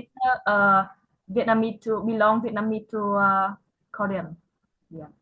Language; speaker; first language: English; non-native, learner; Vietnamese